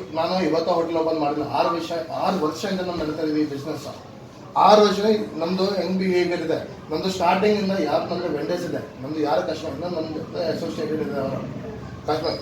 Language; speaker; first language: Kannada; non-native, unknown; Hindi